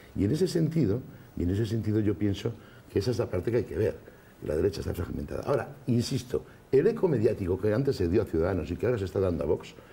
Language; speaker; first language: Spanish; native; Spanish